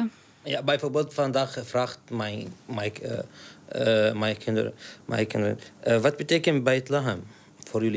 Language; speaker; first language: Dutch; non-native, learner; Arabic